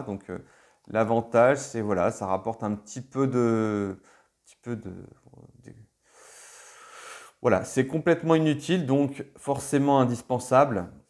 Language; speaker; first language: French; native; French